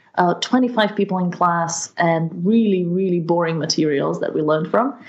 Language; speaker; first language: English; non-native, fluent; Slovak